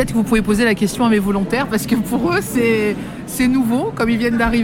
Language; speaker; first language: French; native; French